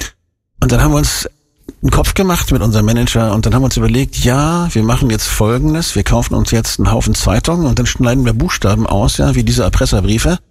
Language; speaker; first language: German; native; German